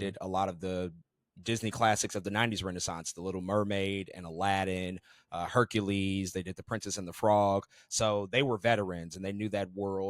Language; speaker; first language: English; native; English